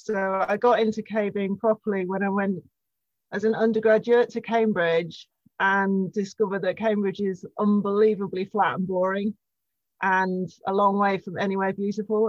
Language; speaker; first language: English; native; English